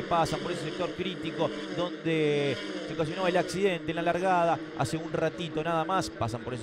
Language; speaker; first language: Spanish; native; Spanish